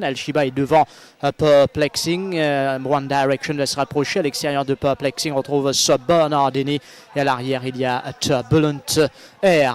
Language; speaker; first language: French; non-native, local second language; Morisyen